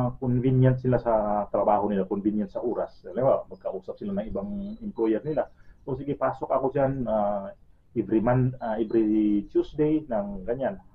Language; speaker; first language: Filipino; native; Filipino